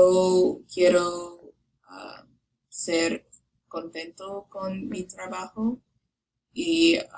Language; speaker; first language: Spanish; non-native, learner; English